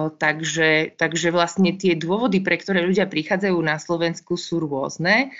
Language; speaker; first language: Slovak; native; Slovak